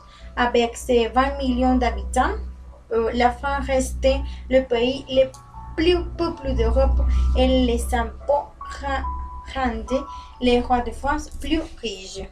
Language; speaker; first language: French; non-native, learner; Spanish